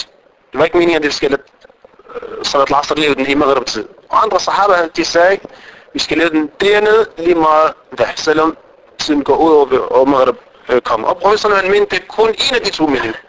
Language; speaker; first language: Danish; non-native, fluent; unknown